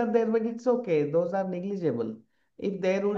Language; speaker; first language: English; non-native, local second language; Marathi